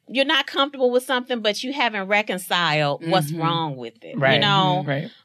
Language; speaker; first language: English; native; English